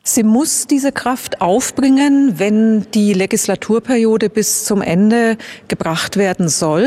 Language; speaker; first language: German; native; German